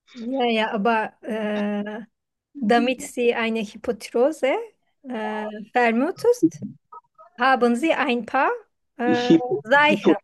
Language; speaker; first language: German; non-native, learner; Turkish